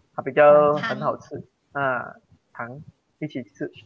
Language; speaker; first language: Chinese; non-native, local second language; Tamil